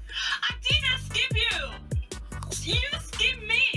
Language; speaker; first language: English; non-native, learner; Chinese